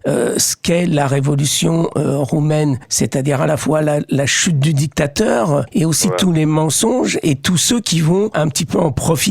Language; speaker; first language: French; native; French